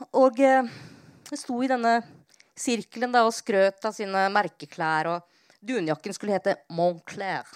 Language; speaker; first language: Norwegian; native; Norwegian